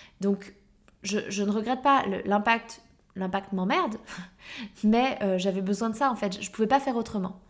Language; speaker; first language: French; native; French